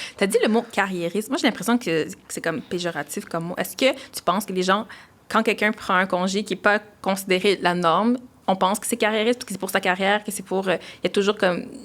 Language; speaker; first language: French; native; French